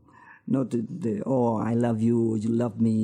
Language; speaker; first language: English; non-native, learner; Spanish